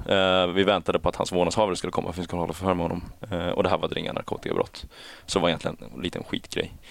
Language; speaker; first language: Swedish; early bilingual, other home language; Chinese